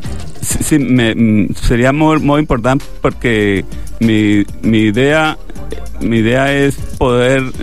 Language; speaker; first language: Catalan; non-native, learner; Spanish